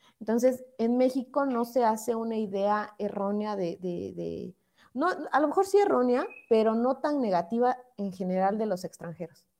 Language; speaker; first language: Spanish; native; Spanish